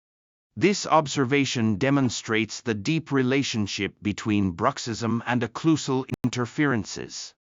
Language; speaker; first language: English; non-native, fluent; Japanese